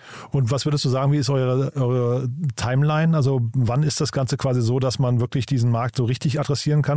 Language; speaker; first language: German; native; German